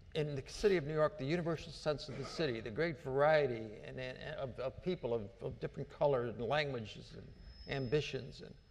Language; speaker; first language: English; native; English